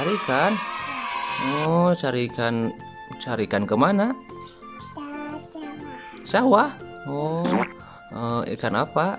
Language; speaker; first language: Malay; non-native, local second language; Sundanese